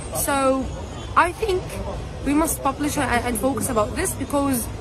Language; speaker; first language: English; non-native, fluent; Arabic